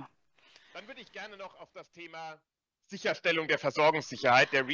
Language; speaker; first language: German; native; German